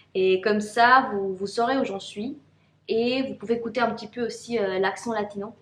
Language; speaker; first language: French; non-native, fluent; Spanish